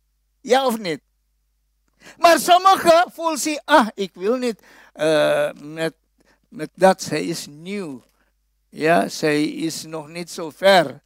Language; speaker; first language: Dutch; non-native, fluent; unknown